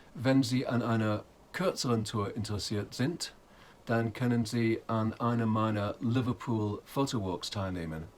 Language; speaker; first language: German; non-native, fluent; English